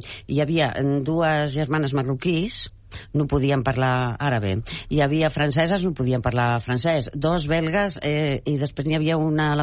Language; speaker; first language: Catalan; non-native, local second language; Spanish